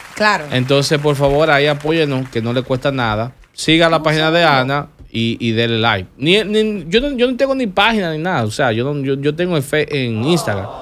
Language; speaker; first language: Spanish; native; Spanish